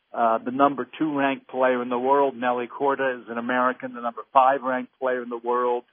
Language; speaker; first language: English; native; English